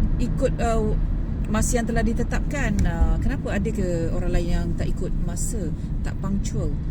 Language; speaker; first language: Malay; native; Malay